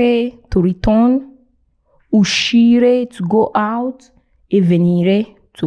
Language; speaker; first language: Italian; non-native, fluent; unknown